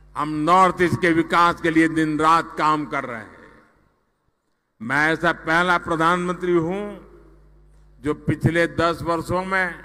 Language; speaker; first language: Hindi; non-native, local second language; Gujarati